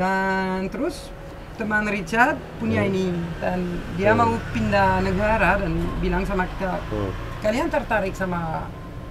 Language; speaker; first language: Indonesian; non-native, fluent; French